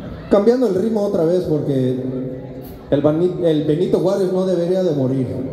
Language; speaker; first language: Spanish; early bilingual, other home language; English